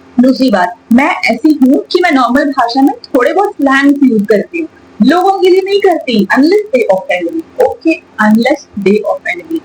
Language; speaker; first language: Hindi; native; Hindi